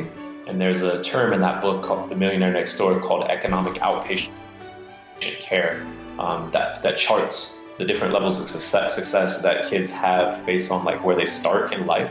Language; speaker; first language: English; native; English